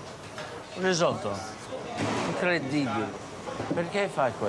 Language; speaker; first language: Italian; non-native, learner; English